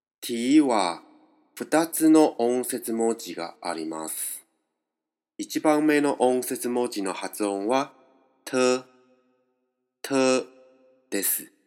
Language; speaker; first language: Japanese; non-native, fluent; Chinese